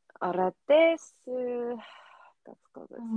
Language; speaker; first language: Russian; non-native, learner; Korean